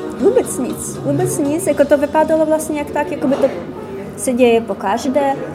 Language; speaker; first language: Czech; non-native, fluent; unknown